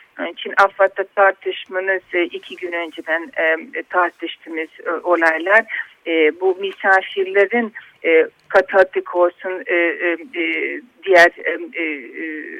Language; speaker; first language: Turkish; non-native, fluent; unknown